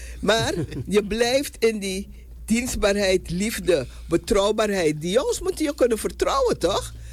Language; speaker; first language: Dutch; native; Dutch